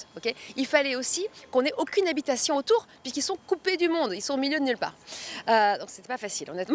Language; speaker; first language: French; native; French